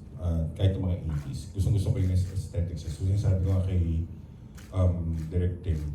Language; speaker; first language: Filipino; native; Filipino